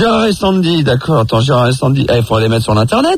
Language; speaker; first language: French; native; French